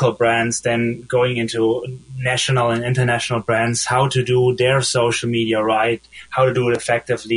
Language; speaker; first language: English; non-native, fluent; German